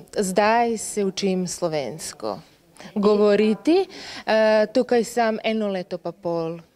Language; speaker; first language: Slovenian; non-native, learner; Serbian